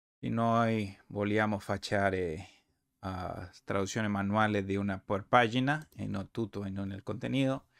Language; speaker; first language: Italian; non-native, learner; Spanish